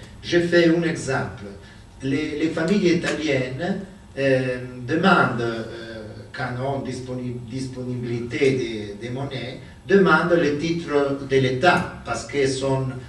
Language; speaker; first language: French; non-native, learner; Italian